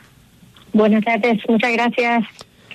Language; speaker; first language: Spanish; non-native, learner; Persian